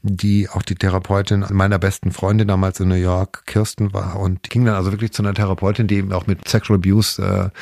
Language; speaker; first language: German; native; German